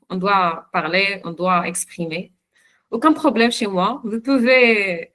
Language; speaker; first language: French; non-native, local second language; Arabic